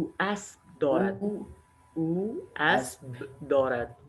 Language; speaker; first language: Persian; non-native, fluent; Urdu